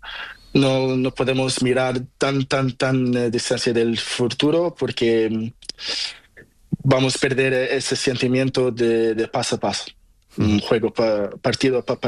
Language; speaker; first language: Spanish; non-native, learner; Portuguese